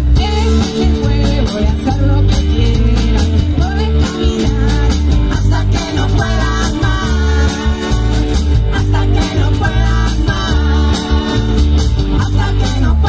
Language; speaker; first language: Spanish; native; Spanish